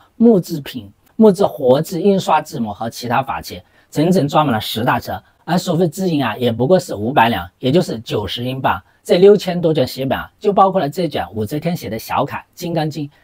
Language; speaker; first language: Chinese; native; Chinese